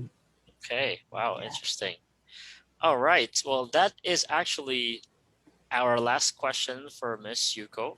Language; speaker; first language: English; non-native, local second language; Filipino